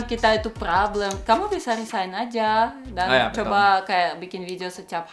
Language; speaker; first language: Indonesian; non-native, fluent; Russian